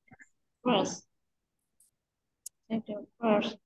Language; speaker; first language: English; non-native, learner; Vietnamese